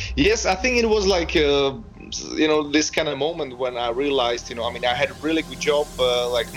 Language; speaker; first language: English; non-native, fluent; Czech